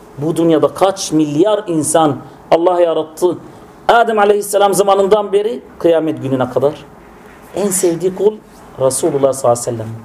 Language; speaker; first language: Turkish; non-native, fluent; Arabic